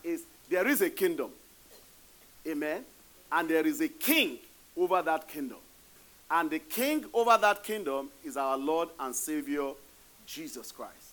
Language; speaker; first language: English; non-native, local second language; Yoruba